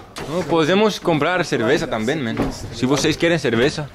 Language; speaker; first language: Portuguese; non-native, learner; Greek